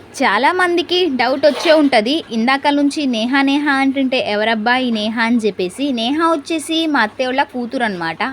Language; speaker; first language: Telugu; native; Telugu